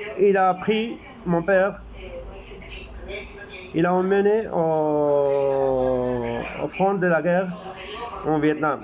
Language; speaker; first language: French; non-native, local second language; Arabic